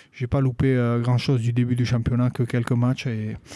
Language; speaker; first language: French; native; French